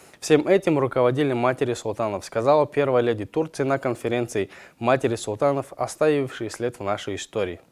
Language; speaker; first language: Russian; non-native, local second language; Kazakh